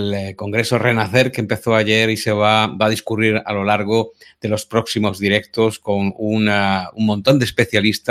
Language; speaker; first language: Spanish; native; Spanish